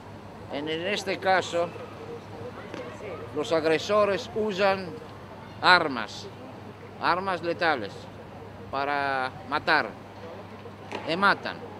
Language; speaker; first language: Spanish; non-native, fluent; Greek